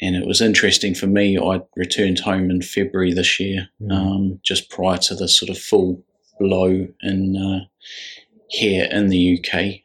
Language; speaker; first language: English; native; English